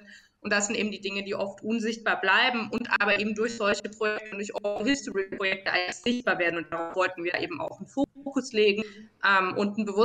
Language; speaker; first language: German; native; German